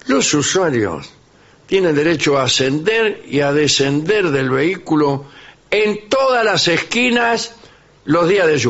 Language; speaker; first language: Spanish; native; Spanish